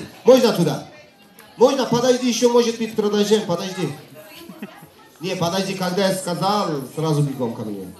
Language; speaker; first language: Russian; non-native, learner; Turkish